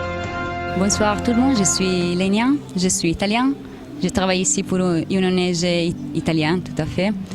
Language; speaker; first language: French; non-native, fluent; Italian